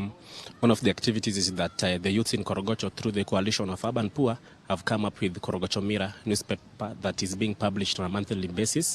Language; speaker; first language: English; non-native, local second language; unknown